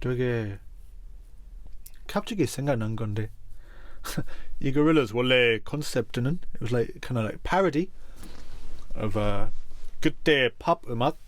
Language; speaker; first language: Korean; non-native, fluent; English